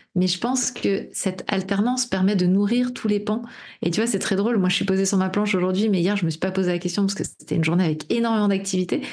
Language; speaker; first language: French; native; French